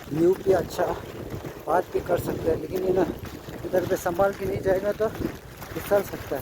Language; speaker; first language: Hindi; non-native, local second language; Tibetan